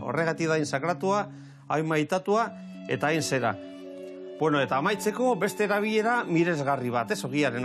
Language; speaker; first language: Basque; native; Basque